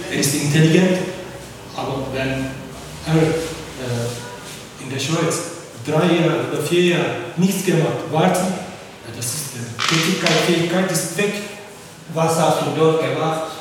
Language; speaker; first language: German; non-native, learner; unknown